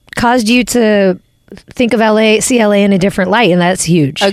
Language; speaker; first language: English; native; English